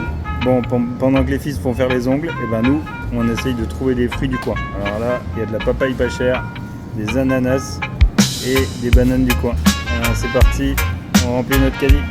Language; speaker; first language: French; native; French